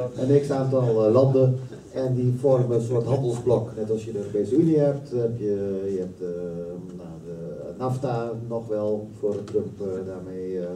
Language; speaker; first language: Dutch; non-native, local second language; Papiamento